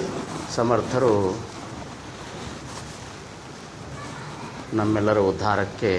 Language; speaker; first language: Kannada; native; Kannada